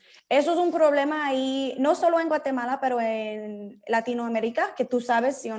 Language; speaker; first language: Spanish; early bilingual, heritage; Spanish